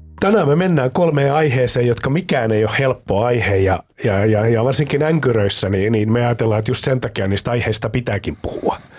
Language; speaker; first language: Finnish; native; Finnish